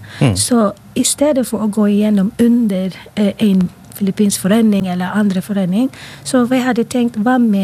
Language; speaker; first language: Norwegian; non-native, fluent; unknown